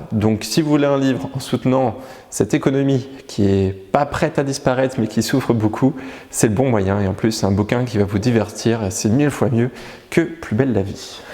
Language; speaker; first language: French; native; French